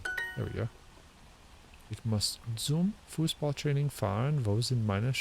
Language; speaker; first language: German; non-native, learner; English